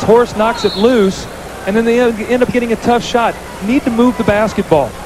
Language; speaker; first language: English; native; English